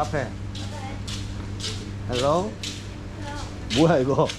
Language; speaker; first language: Korean; native; Korean